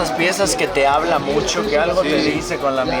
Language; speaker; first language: Spanish; native; Spanish